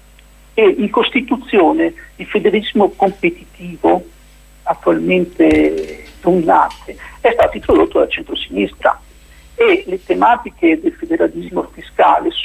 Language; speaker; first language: Italian; native; Italian